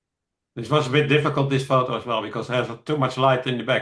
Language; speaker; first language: English; non-native, fluent; Dutch